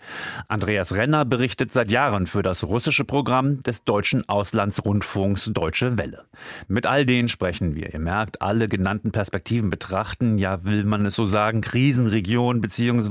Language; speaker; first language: German; native; German